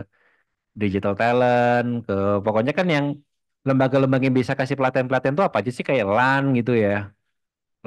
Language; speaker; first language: Indonesian; native; Indonesian